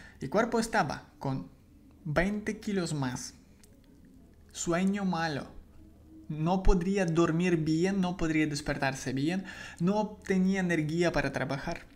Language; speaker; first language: Spanish; non-native, learner; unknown